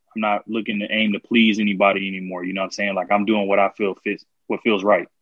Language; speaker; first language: English; native; English